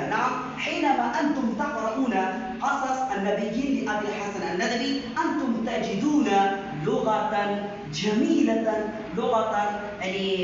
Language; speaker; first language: Arabic; non-native, fluent; Bangla